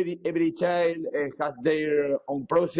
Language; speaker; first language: English; non-native, learner; Spanish